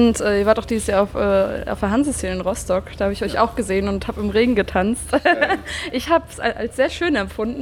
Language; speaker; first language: German; native; German